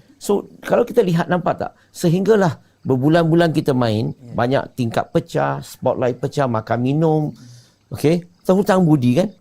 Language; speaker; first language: Malay; non-native, local second language; Chinese